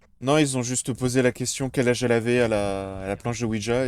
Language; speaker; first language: French; native; French